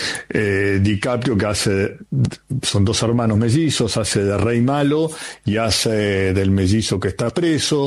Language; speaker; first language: Spanish; native; Spanish